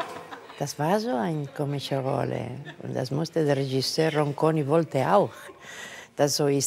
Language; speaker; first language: German; non-native, fluent; Catalan